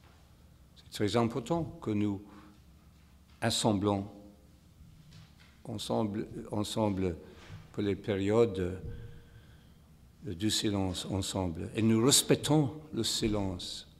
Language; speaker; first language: French; non-native, fluent; English